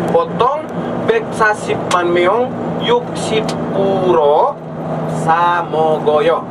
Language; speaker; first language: Korean; non-native, learner; Indonesian